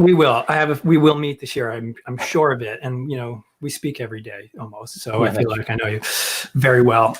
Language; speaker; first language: English; native; English